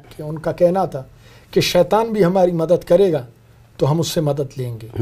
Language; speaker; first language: Urdu; non-native, local second language; Brahui